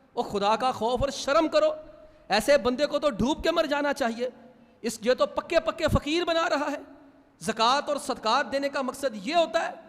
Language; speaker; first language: Urdu; non-native, local second language; Punjabi